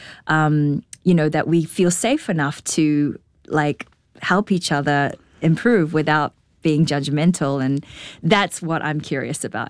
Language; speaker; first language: English; native; English